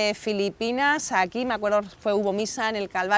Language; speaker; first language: Spanish; native; Spanish